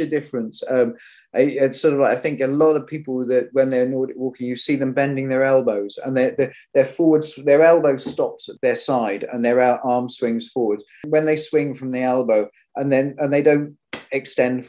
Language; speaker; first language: English; native; English